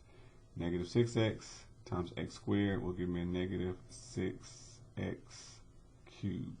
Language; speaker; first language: English; native; English